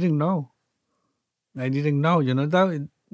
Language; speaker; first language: English; non-native, learner; Spanish